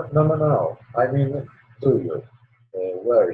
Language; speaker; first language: English; non-native, learner; Polish